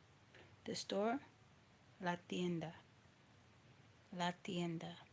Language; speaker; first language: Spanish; non-native, learner; English